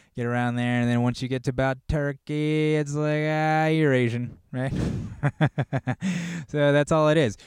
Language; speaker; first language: English; early bilingual, other home language; Korean